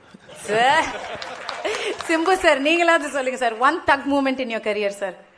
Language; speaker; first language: Tamil; native; Tamil